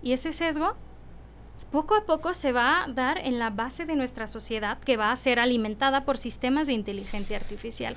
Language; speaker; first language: Spanish; early bilingual, heritage; Spanish